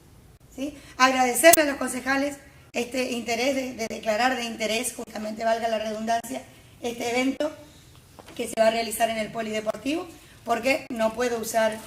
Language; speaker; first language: Spanish; native; Spanish